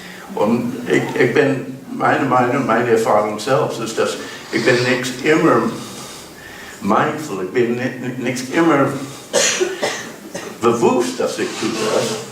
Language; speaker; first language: German; non-native, learner; English